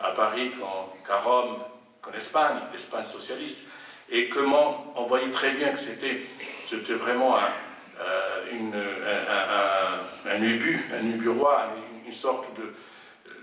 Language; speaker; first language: French; non-native, local second language; Arabic